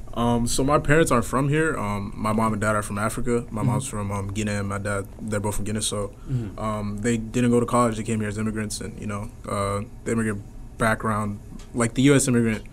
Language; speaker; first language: English; native; English